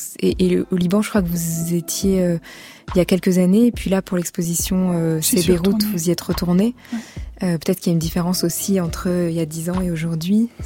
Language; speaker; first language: French; native; French